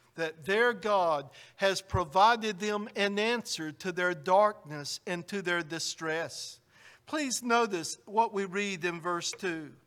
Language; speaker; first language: English; native; English